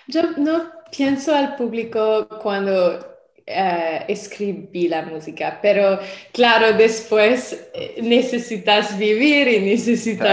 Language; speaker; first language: Spanish; non-native, learner; French